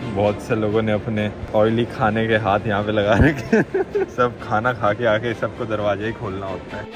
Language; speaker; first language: Hindi; native; Hindi